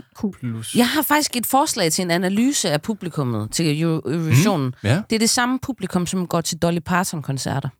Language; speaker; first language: Danish; native; Danish